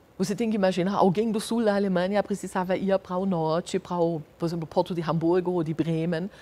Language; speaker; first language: Portuguese; non-native, fluent; German